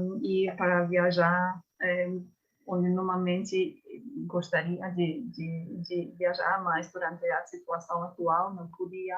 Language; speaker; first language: Portuguese; non-native, learner; English